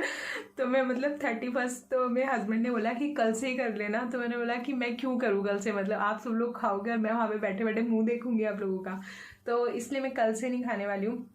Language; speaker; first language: Hindi; native; Hindi